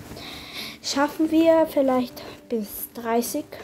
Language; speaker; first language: German; native; German